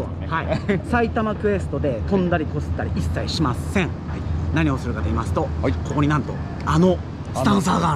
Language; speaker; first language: Japanese; native; Japanese